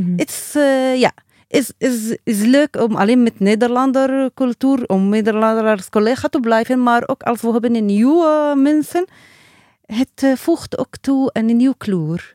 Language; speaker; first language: Dutch; non-native, learner; Arabic